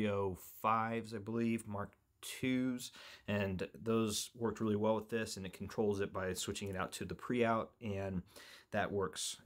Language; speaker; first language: English; native; English